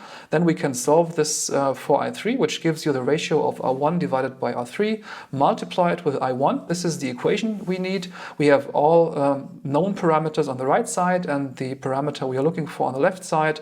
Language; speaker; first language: English; non-native, fluent; German